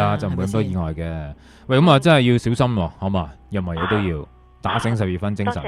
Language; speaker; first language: Cantonese; native; Cantonese